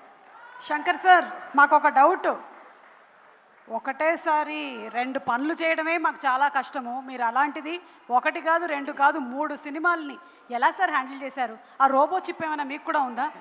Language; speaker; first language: Telugu; native; Telugu